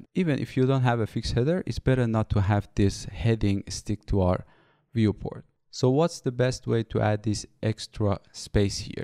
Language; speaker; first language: English; non-native, fluent; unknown